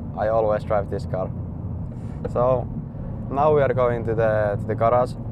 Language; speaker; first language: English; non-native, fluent; Finnish